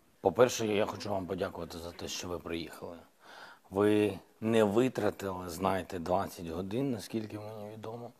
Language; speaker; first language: Ukrainian; non-native, local second language; Russian